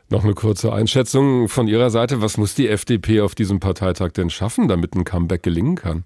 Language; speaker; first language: German; native; German